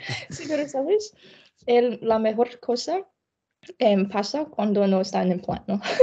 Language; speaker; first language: Spanish; non-native, fluent; Chinese